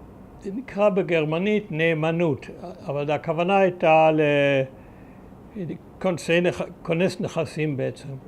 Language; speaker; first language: Hebrew; early bilingual, other home language; German